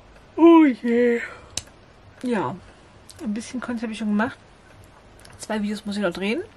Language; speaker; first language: German; native; German